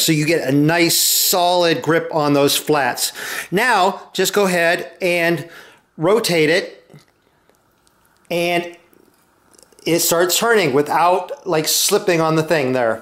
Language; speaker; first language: English; native; English